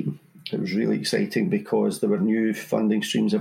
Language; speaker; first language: English; native; English